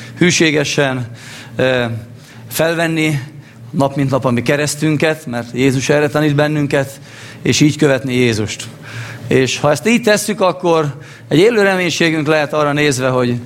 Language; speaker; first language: Hungarian; native; Hungarian